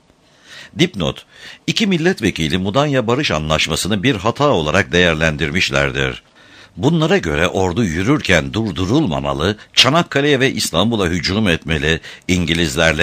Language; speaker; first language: Turkish; native; Turkish